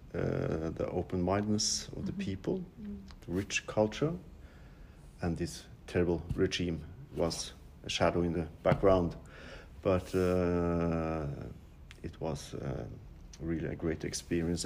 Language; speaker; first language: English; non-native, fluent; Norwegian